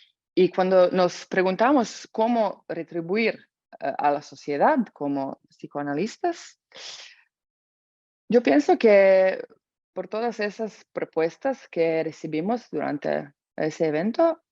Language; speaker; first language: Spanish; non-native, fluent; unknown